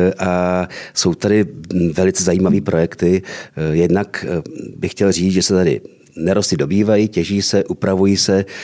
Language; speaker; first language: Czech; native; Czech